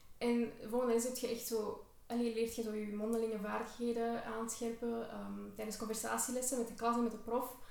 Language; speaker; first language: Dutch; early bilingual, other home language; Albanian